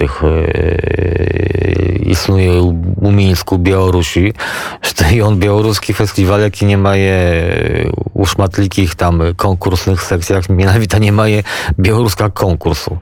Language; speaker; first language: Polish; non-native, local second language; Belarusian